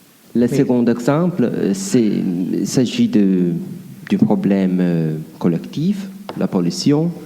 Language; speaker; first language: French; non-native, fluent; Italian